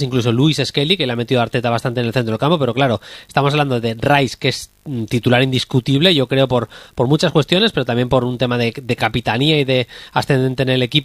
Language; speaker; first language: Spanish; native; Spanish